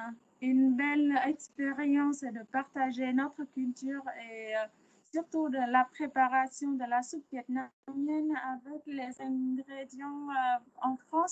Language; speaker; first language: French; non-native, learner; Vietnamese